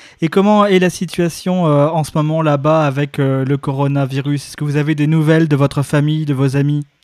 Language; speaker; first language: French; native; French